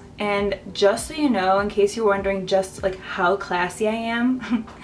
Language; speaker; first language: English; native; English